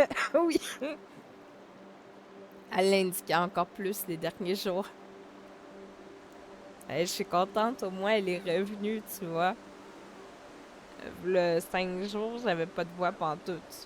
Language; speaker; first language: French; native; French